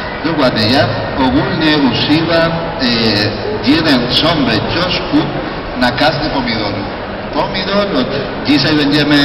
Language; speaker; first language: Polish; non-native, learner; Spanish